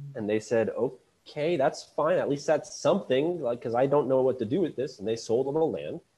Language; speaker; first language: English; native; English